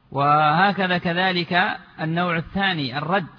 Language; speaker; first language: Arabic; native; Arabic